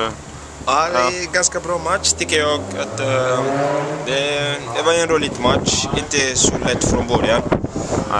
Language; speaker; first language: Swedish; non-native, fluent; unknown